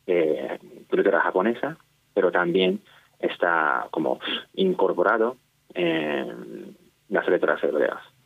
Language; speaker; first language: Spanish; non-native, fluent; Japanese